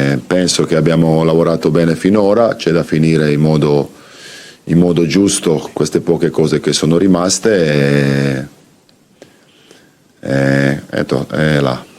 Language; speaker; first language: Italian; non-native, fluent; Croatian